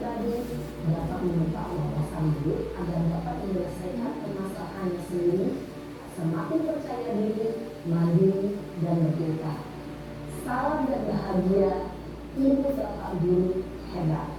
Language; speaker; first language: Indonesian; native; Indonesian